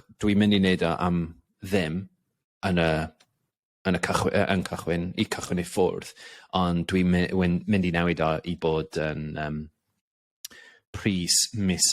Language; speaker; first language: Welsh; non-native, local second language; English